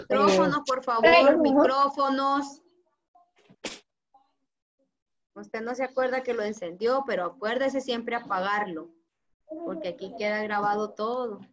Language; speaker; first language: Spanish; native; Spanish